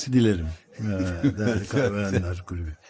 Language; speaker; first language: Turkish; native; Turkish